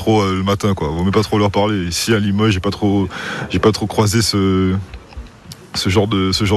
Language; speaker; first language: French; native; French